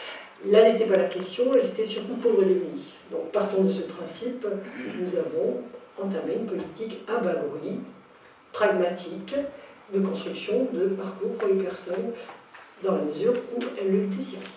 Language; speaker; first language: French; native; French